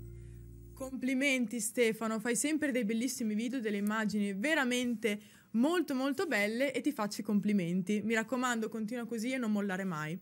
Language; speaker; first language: Italian; native; Italian